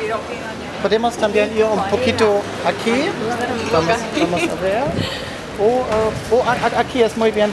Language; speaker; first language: Spanish; non-native, learner; German